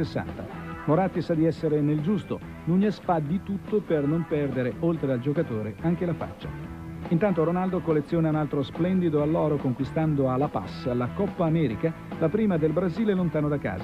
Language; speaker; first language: Italian; native; Italian